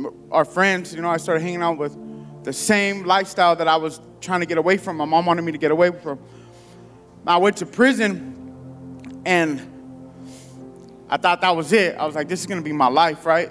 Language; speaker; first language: English; native; English